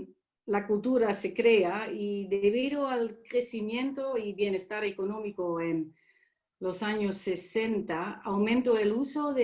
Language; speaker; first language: Spanish; non-native, fluent; Dutch